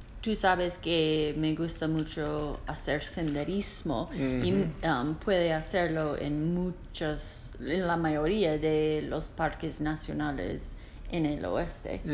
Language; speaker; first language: Spanish; non-native, learner; English